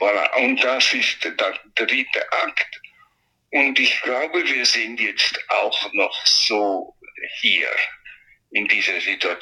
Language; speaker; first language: German; non-native, local second language; Italian